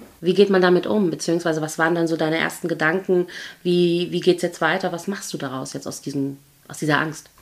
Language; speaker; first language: German; native; German